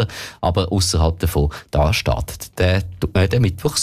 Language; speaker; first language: German; native; German